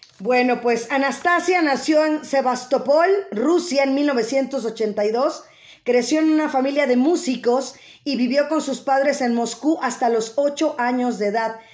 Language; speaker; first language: Spanish; native; Spanish